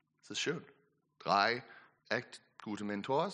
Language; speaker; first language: German; non-native, learner; English